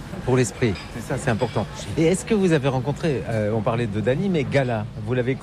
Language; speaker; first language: French; native; French